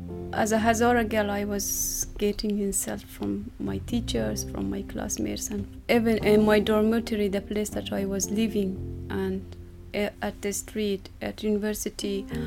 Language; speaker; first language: English; non-native, fluent; Persian